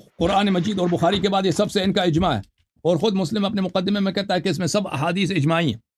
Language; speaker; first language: Urdu; non-native, fluent; Persian